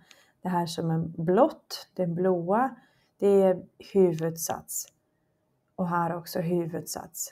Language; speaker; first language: Swedish; non-native, fluent; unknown